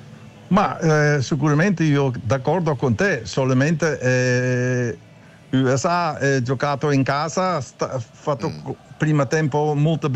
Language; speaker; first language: Italian; non-native, learner; Dutch